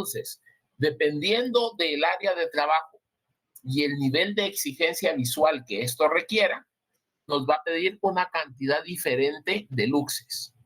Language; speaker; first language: Spanish; native; Spanish